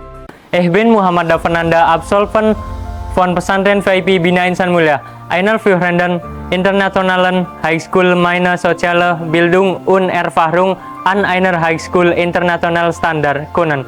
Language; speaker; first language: German; non-native, learner; Indonesian